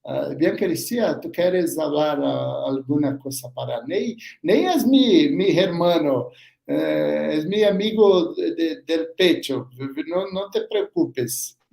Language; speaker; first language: Spanish; non-native, learner; Portuguese